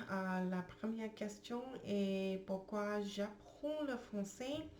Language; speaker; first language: French; non-native, learner; English